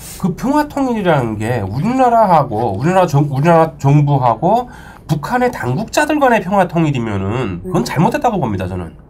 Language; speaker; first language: Korean; native; Korean